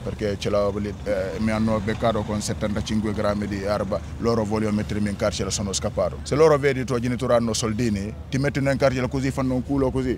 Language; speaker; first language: Italian; non-native, learner; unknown